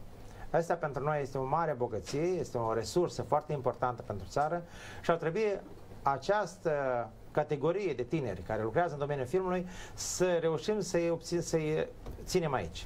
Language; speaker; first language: Romanian; native; Romanian